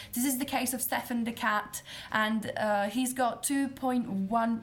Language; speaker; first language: English; non-native, fluent; Italian